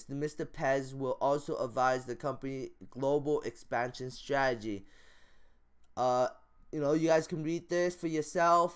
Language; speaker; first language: English; native; English